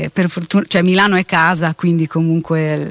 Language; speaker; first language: Italian; native; Italian